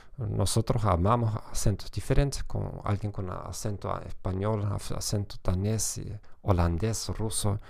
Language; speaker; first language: Spanish; non-native, fluent; German